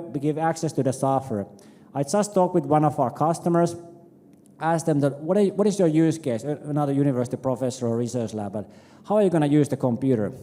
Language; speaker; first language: English; non-native, fluent; Finnish